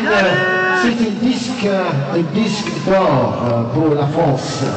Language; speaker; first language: French; non-native, learner; English